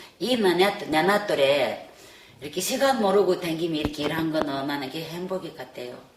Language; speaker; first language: Korean; early bilingual, heritage; Korean